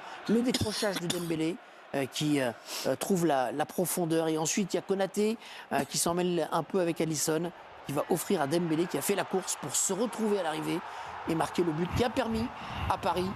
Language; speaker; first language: French; native; French